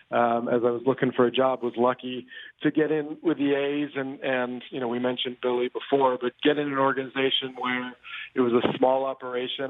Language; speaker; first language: English; native; English